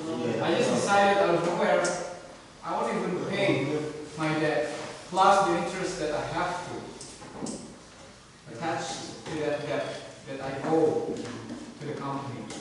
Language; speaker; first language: English; non-native, fluent; Indonesian